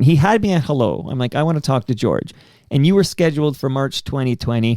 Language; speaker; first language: English; native; English